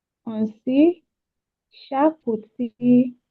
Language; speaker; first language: French; non-native, learner; Yoruba